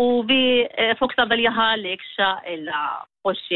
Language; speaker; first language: Danish; non-native, learner; Kurdish